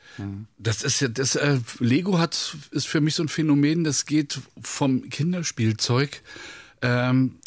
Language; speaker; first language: German; native; German